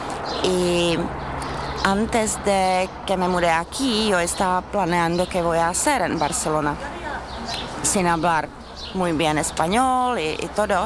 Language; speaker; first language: Spanish; non-native, fluent; Czech